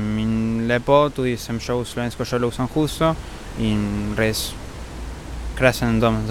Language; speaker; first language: Slovenian; early bilingual, heritage; Spanish